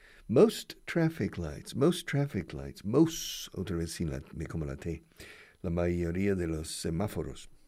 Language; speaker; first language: Spanish; non-native, fluent; English